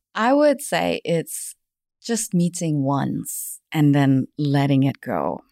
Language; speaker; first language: English; non-native, fluent; German